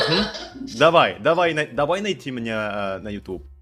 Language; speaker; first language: Russian; non-native, learner; Indonesian